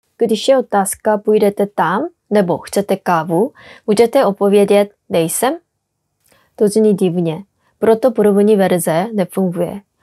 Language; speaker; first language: Czech; non-native, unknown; Korean